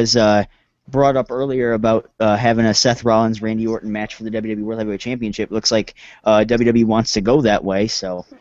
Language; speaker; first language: English; native; English